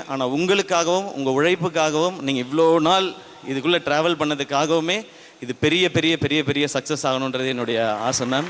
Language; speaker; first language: Tamil; native; Tamil